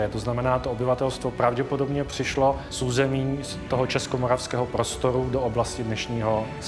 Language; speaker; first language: Czech; native; Czech